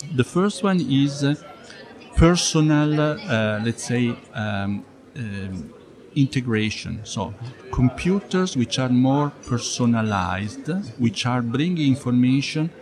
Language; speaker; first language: English; non-native, fluent; Italian